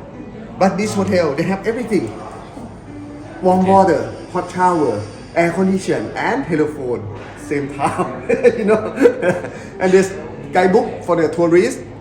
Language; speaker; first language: English; non-native, learner; Thai